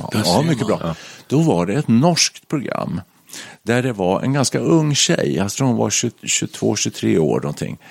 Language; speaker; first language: Swedish; native; Swedish